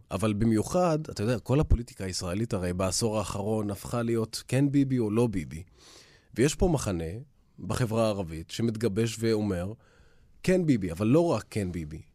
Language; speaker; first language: Hebrew; non-native, local second language; Arabic